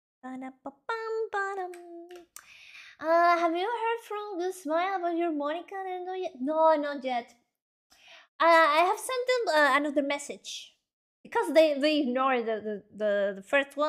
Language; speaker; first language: English; non-native, learner; Spanish